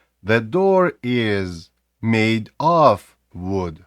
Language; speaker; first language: English; non-native, fluent; Ukrainian